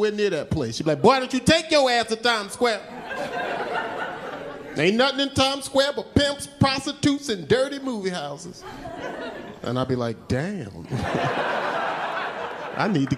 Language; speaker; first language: English; native; English